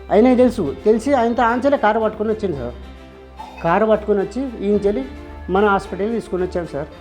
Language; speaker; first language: Telugu; non-native, local second language; Lambadi